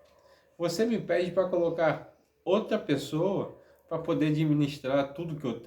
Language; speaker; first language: Portuguese; native; Portuguese